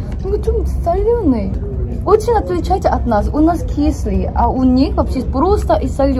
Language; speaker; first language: Russian; non-native, learner; Korean